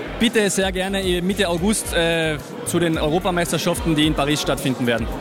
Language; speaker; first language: German; native; German